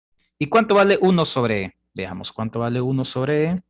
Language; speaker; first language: Spanish; native; Spanish